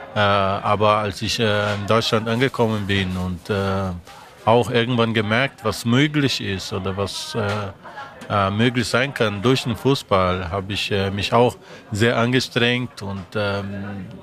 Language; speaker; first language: German; non-native, fluent; Portuguese